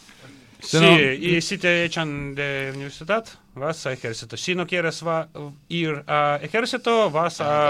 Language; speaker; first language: Spanish; non-native, learner; Russian